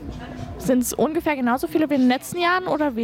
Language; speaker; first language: German; native; German